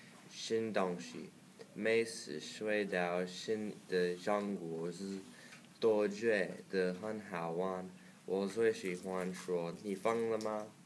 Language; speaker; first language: Chinese; non-native, learner; English